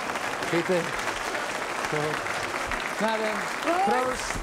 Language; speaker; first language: German; non-native, fluent; Dutch